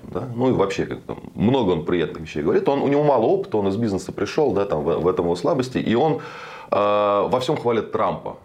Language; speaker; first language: Russian; native; Russian